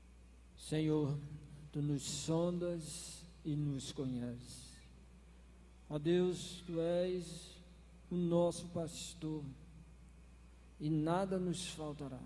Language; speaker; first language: Portuguese; native; Portuguese